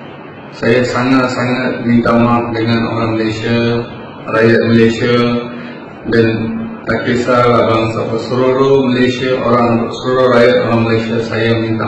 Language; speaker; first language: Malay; non-native, fluent; Bangla